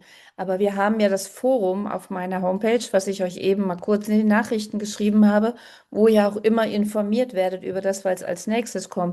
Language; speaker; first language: German; native; German